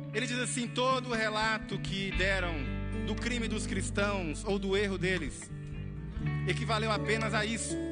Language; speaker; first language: Portuguese; native; Portuguese